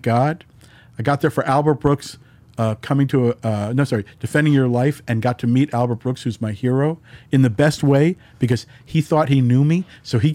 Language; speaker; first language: English; native; English